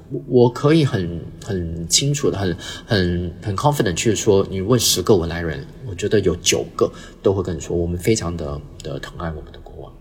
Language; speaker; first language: Chinese; early bilingual, heritage; Chinese